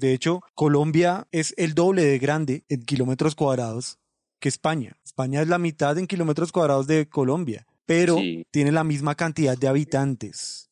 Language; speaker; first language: Spanish; native; Spanish